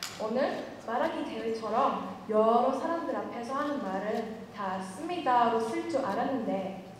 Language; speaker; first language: Korean; non-native, fluent; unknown